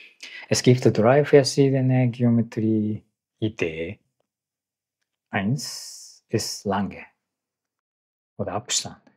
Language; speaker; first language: German; non-native, learner; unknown